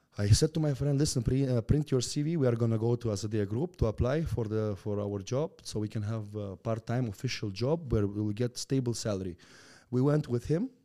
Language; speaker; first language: English; non-native, fluent; Russian